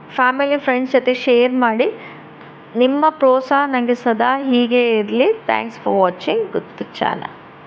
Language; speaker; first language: Kannada; non-native, local second language; Tulu